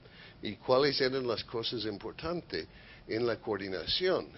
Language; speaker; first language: Spanish; non-native, fluent; English